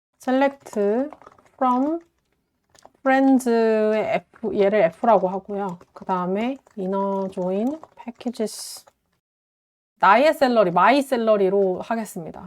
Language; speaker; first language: Korean; native; Korean